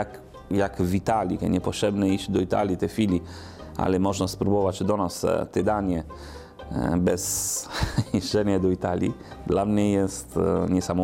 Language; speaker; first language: Polish; non-native, learner; Italian